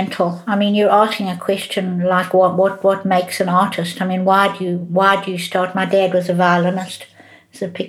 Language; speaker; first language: English; native; English